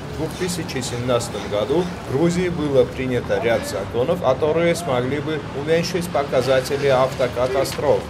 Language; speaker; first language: Russian; non-native, local second language; Georgian